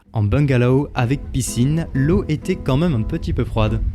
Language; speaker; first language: French; native; French